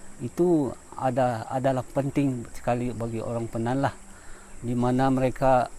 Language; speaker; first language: Indonesian; non-native, local second language; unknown